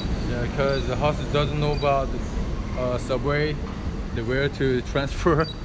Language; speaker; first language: English; non-native, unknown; Korean